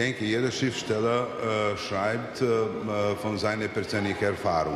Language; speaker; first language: German; non-native, fluent; Serbian